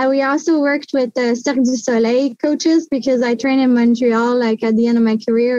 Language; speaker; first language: English; non-native, fluent; French